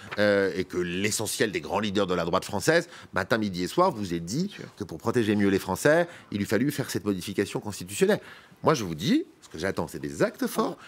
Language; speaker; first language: French; native; French